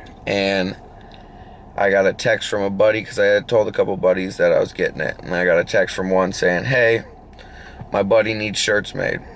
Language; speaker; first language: English; native; English